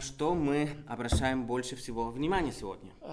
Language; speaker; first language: Russian; non-native, fluent; Spanish